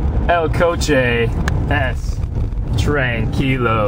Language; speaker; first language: Spanish; non-native, learner; English